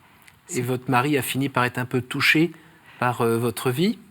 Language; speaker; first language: French; native; French